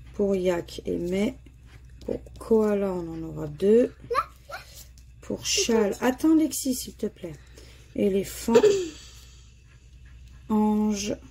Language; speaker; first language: French; native; French